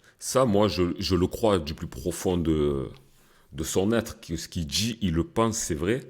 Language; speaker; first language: French; early bilingual, other home language; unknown